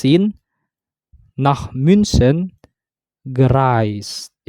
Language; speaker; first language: German; non-native, fluent; Indonesian